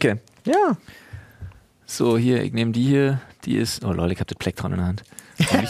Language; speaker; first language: German; native; German